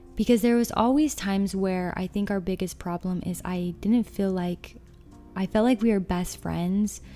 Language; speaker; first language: English; native; English